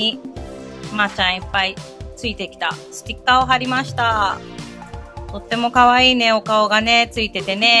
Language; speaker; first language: Japanese; native; Japanese